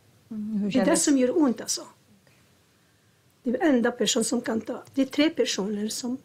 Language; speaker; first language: Swedish; non-native, learner; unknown